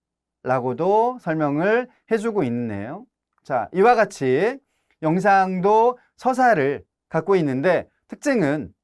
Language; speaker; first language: Korean; native; Korean